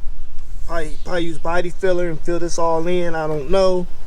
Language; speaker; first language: English; native; English